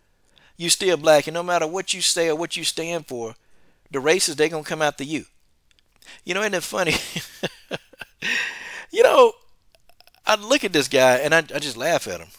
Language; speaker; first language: English; native; English